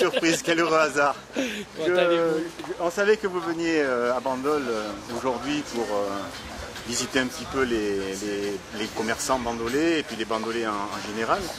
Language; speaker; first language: French; native; French